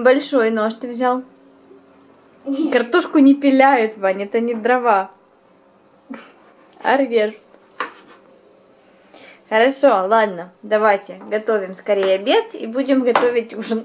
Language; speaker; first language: Russian; native; Russian